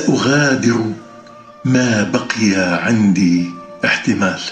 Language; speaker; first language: Arabic; native; Arabic